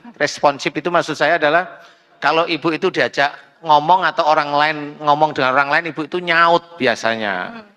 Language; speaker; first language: Indonesian; native; Indonesian